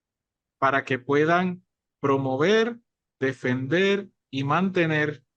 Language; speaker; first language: Spanish; native; Spanish